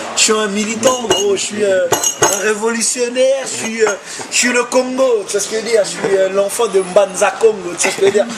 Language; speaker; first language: French; early bilingual, other home language; Lingala